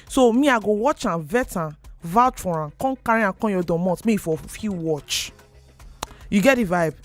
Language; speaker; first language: Nigerian Pidgin; native; Nigerian Pidgin